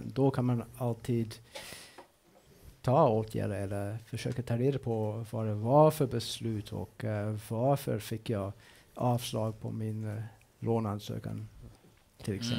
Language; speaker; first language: Swedish; non-native, fluent; English